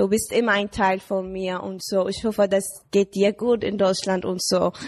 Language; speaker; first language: German; non-native, learner; Arabic